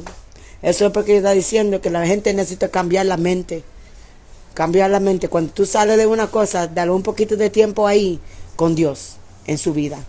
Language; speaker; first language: Spanish; early bilingual, heritage; English